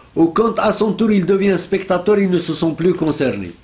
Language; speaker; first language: French; non-native, local second language; Arabic